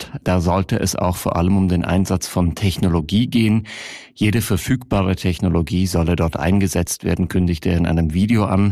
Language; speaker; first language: German; native; German